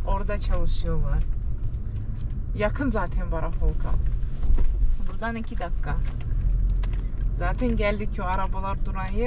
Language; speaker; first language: Turkish; early bilingual, heritage; Turkish